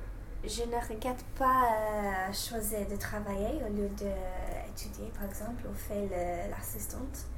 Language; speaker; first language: French; non-native, fluent; English